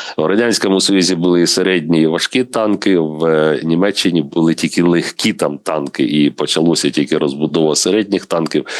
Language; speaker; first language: Ukrainian; non-native, local second language; Russian